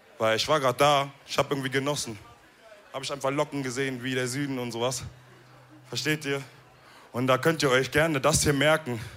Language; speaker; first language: German; early bilingual, other home language; Wolof